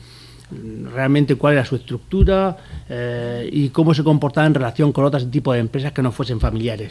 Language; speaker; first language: Spanish; native; Spanish